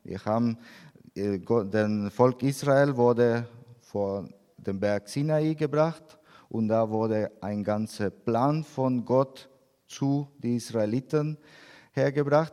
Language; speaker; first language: German; non-native, learner; Spanish